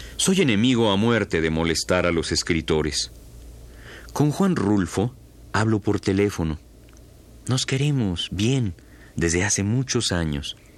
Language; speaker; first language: Spanish; native; Spanish